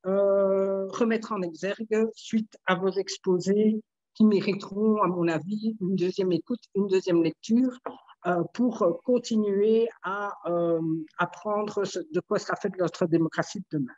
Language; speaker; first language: French; native; French